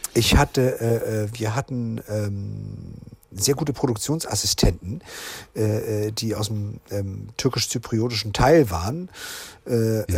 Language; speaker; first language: German; native; German